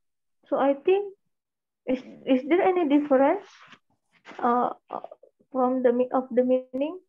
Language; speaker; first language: English; non-native, fluent; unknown